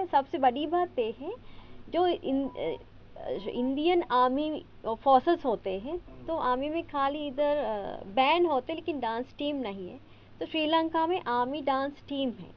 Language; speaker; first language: Hindi; non-native, fluent; Sinhala